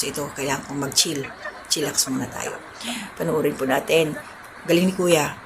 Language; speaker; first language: Filipino; non-native, local second language; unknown